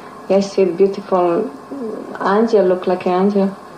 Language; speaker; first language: English; non-native, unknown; Spanish